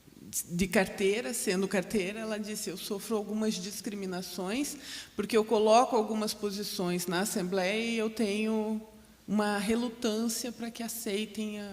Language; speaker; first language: Portuguese; native; Portuguese